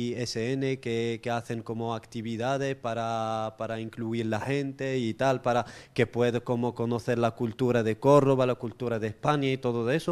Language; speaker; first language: Spanish; non-native, local second language; Arabic